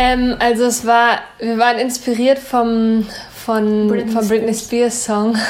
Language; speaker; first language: German; non-native, fluent; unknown